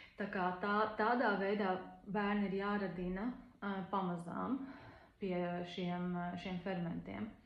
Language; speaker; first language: Latvian; native; Latvian